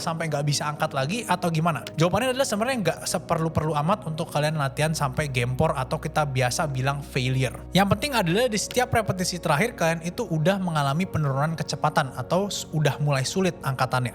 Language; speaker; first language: Indonesian; native; Indonesian